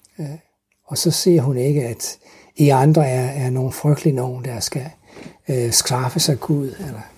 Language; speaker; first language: Danish; non-native, fluent; English